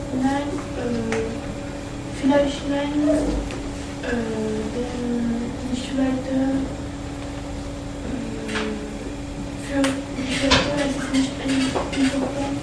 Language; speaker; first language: German; non-native, learner; French